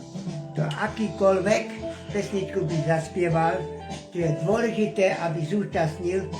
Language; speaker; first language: Slovak; non-native, local second language; Romany